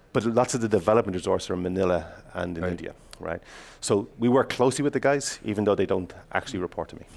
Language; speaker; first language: English; native; English